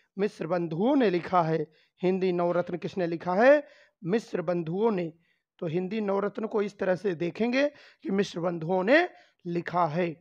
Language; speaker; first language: Hindi; native; Hindi